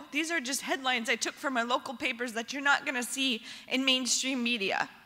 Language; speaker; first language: English; native; English